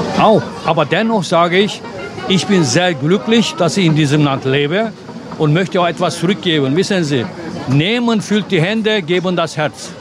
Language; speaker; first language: German; non-native, fluent; Turkish